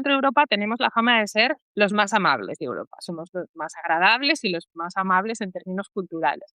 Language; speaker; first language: Spanish; native; Spanish